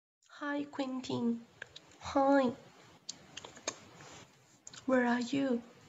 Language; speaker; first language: English; non-native, learner; Italian